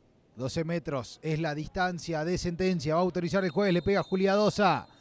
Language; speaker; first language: Spanish; native; Spanish